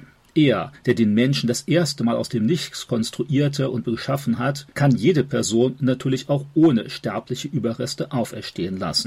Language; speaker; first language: German; native; German